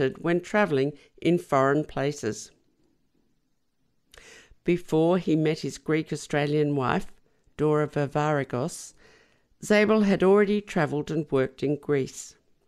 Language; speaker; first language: English; non-native, local second language; Yiddish